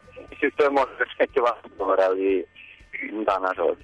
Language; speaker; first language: Serbian; native; Serbian